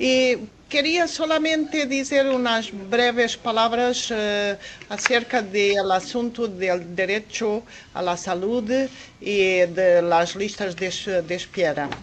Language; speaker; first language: Spanish; non-native, fluent; Portuguese